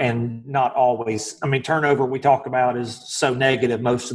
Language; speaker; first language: English; native; English